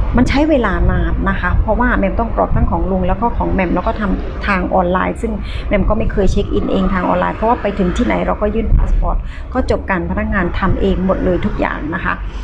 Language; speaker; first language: Thai; native; Thai